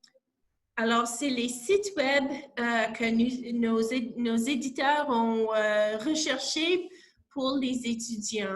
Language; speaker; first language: French; non-native, local second language; English